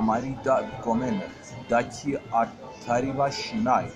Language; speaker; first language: Japanese; non-native, fluent; Persian